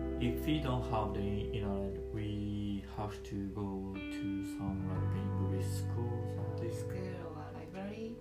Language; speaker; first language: English; non-native, learner; Japanese